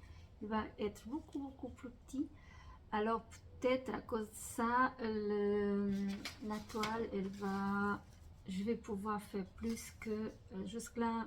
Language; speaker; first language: French; non-native, fluent; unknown